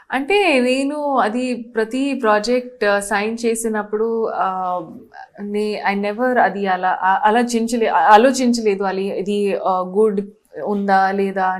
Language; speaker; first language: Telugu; non-native, learner; Hindi